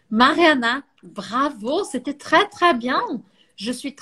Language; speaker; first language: French; non-native, fluent; Portuguese